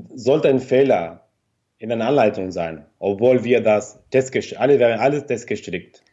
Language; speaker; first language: German; non-native, fluent; Spanish